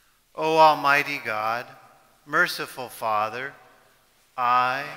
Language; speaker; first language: English; native; English